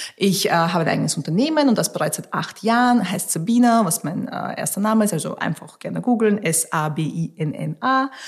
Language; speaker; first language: German; early bilingual, other home language; Russian